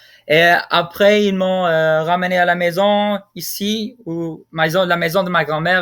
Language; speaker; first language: French; non-native, fluent; English